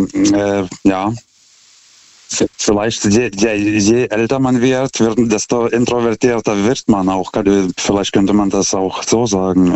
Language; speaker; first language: German; non-native, fluent; Lithuanian